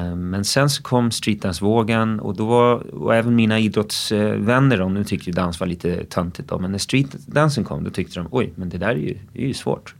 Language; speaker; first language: Swedish; early bilingual, other home language; English